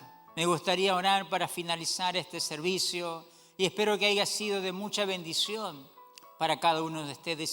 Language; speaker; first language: Spanish; native; Spanish